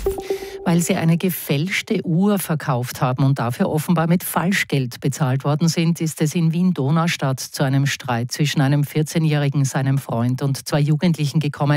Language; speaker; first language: German; native; German